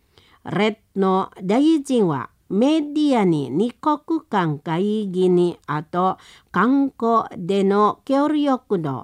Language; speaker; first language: Japanese; non-native, learner; Indonesian